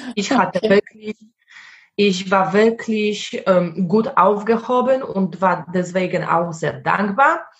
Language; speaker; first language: German; non-native, fluent; Polish